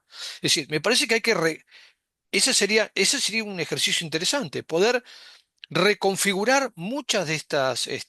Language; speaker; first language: Spanish; native; Spanish